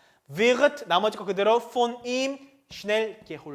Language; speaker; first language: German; non-native, fluent; Korean